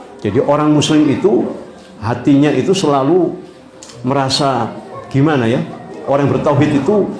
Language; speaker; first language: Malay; non-native, local second language; Javanese